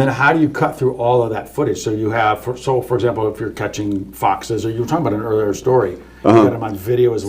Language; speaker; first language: English; native; English